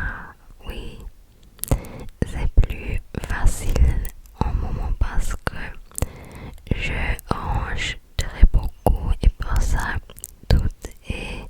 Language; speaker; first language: French; non-native, learner; English